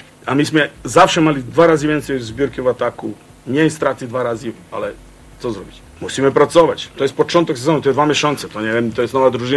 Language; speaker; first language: Polish; non-native, fluent; Croatian